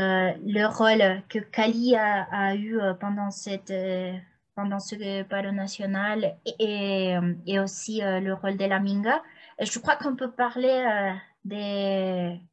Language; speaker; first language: French; non-native, fluent; Spanish